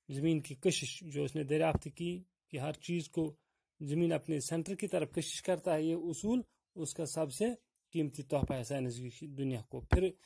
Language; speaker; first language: Urdu; non-native, local second language; Kashmiri